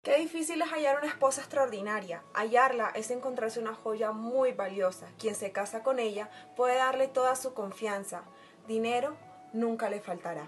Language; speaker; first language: Spanish; native; Spanish